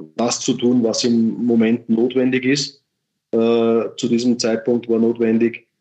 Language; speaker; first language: German; native; German